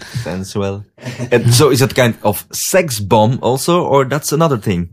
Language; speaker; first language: English; non-native, fluent; Dutch